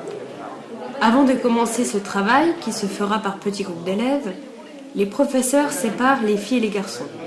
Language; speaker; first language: French; native; French